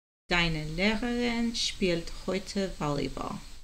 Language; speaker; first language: German; non-native, learner; Spanish